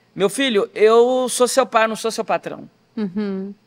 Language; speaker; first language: Portuguese; native; Portuguese